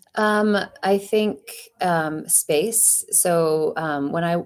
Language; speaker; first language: English; native; English